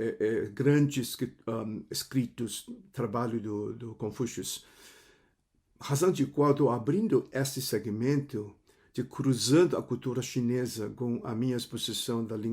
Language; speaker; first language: Portuguese; non-native, fluent; Cantonese